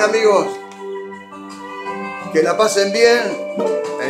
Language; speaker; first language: Spanish; native; Spanish